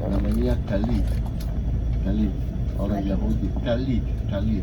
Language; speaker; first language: Indonesian; non-native, fluent; Hebrew